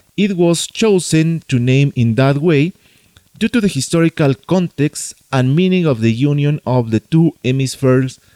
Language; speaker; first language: English; non-native, fluent; Spanish